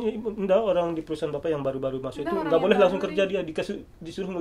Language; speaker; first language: Indonesian; native; Indonesian